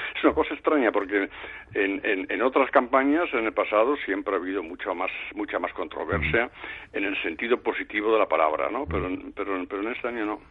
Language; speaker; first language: Spanish; non-native, fluent; German